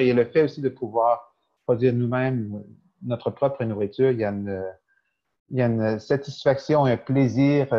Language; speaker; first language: French; native; French